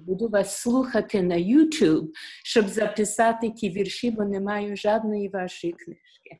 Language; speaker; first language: Ukrainian; early bilingual, heritage; Ukrainian